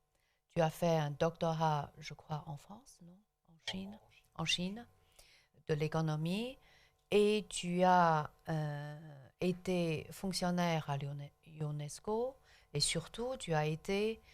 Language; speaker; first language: French; non-native, local second language; Chinese